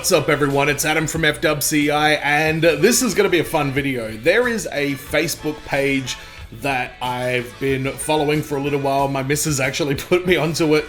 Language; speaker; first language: English; native; English